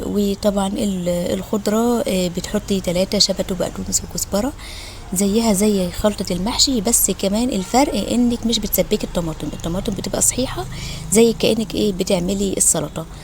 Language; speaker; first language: Arabic; native; Arabic